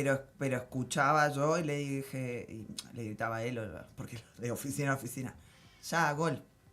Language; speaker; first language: Spanish; native; Spanish